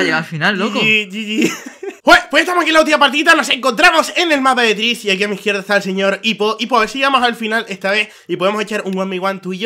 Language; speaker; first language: Spanish; native; Spanish